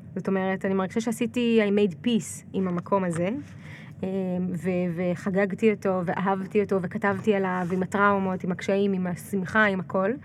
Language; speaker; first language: Hebrew; early bilingual, other home language; Russian